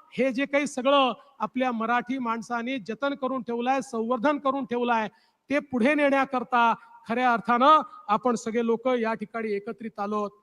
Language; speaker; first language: Marathi; native; Marathi